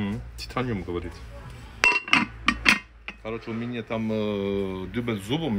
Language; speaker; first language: Russian; non-native, learner; Turkish